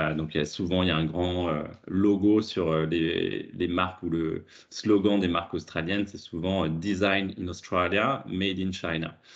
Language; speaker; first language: French; native; French